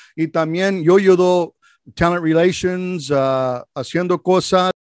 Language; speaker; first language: Spanish; non-native, learner; English